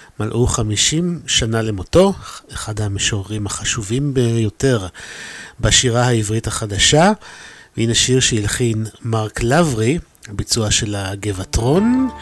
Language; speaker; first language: Hebrew; native; Hebrew